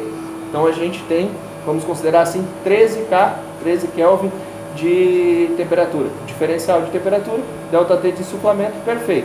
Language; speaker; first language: Portuguese; native; Portuguese